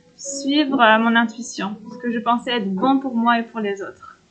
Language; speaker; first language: French; native; French